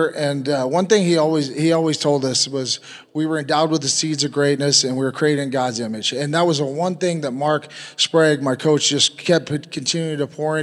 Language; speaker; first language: English; native; English